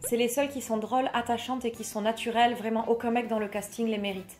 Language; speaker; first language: French; native; French